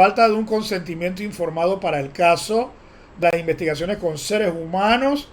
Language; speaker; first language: Spanish; native; Spanish